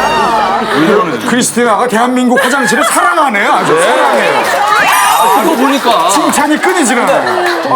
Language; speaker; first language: Korean; native; Korean